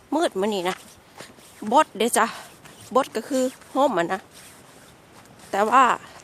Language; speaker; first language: Thai; native; Thai